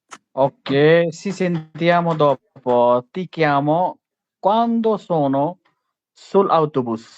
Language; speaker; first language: Italian; non-native, learner; Bangla